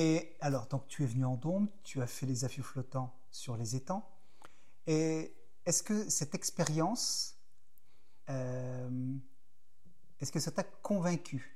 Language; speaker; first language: French; native; French